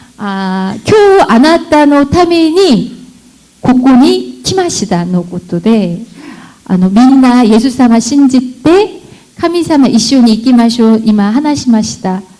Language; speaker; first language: Japanese; non-native, learner; Korean